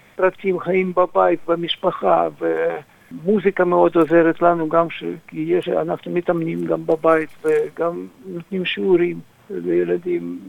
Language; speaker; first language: Hebrew; non-native, fluent; Russian